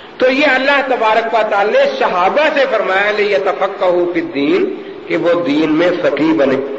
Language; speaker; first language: Urdu; non-native, local second language; Punjabi